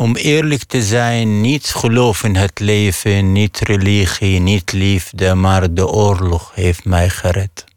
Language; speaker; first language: Dutch; non-native, fluent; Arabic